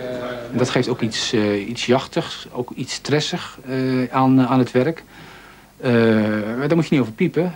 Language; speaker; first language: Dutch; native; Dutch